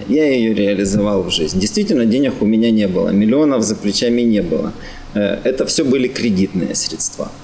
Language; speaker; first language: Russian; native; Russian